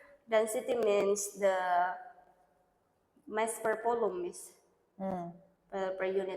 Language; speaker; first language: English; non-native, learner; Indonesian